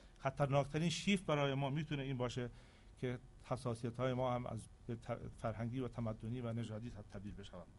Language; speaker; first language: Persian; non-native, local second language; Central Kurdish